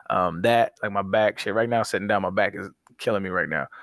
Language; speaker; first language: English; native; English